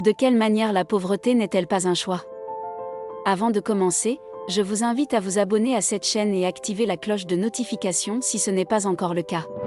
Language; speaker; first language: French; native; French